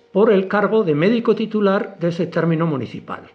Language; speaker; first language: Spanish; non-native, local second language; Basque